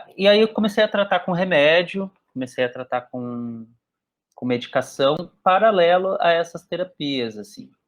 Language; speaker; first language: Portuguese; native; Portuguese